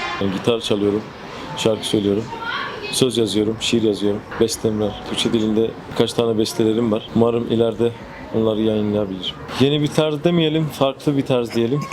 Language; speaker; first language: Turkish; non-native, fluent; Persian